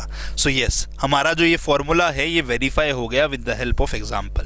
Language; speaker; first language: Hindi; native; Hindi